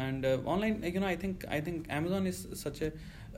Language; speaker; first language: English; non-native, local second language; Hindi